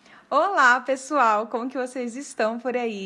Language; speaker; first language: Portuguese; native; Portuguese